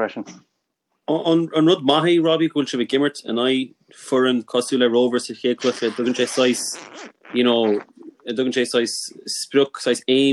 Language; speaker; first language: Irish; non-native, local second language; English